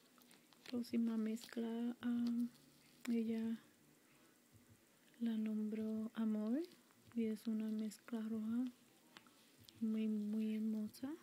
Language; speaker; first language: Spanish; early bilingual, heritage; Spanish